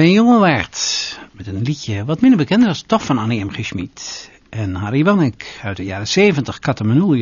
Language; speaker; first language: Dutch; native; Dutch